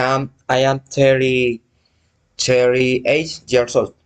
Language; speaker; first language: English; non-native, learner; Spanish